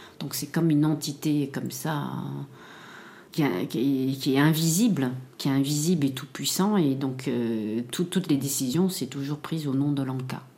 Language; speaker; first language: French; early bilingual, other home language; Khmer